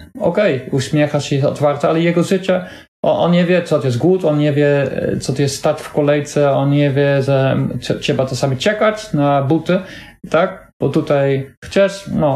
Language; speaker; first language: Polish; non-native, learner; Dutch